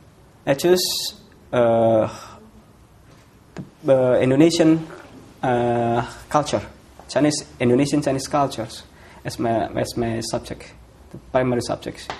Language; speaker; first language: English; non-native, fluent; Indonesian